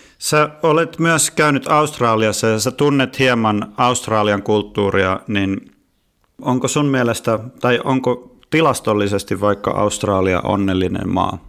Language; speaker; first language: Finnish; native; Finnish